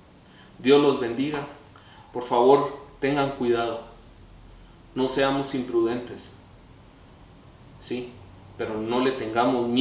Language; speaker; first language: Spanish; native; Spanish